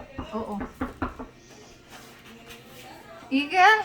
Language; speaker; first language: Spanish; non-native, learner; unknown